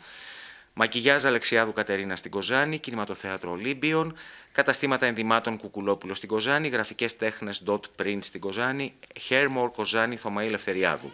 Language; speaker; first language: Greek; native; Greek